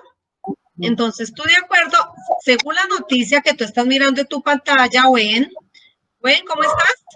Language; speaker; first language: Spanish; native; Spanish